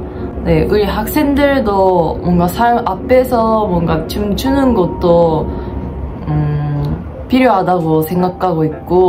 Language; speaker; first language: Korean; non-native, fluent; Japanese